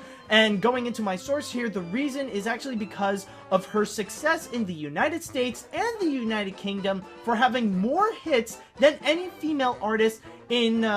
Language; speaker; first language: English; native; English